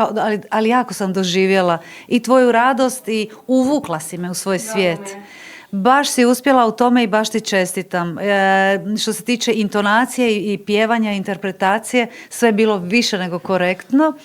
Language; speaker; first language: Bosnian; native; Bosnian